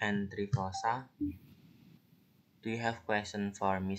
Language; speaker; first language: English; non-native, learner; Indonesian